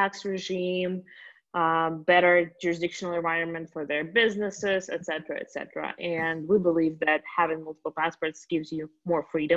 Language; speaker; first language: English; non-native, fluent; Russian